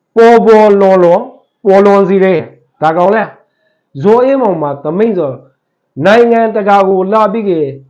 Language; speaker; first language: Burmese; native; Burmese